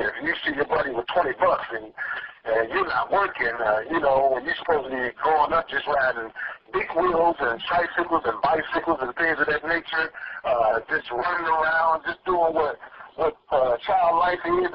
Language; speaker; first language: English; native; English